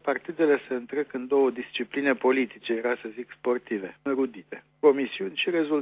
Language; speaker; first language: Romanian; native; Romanian